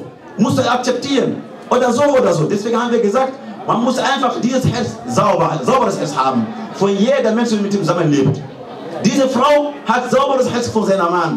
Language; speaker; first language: German; non-native, learner; Fula